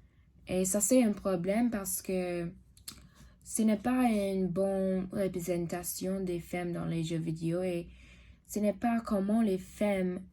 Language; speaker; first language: French; non-native, learner; English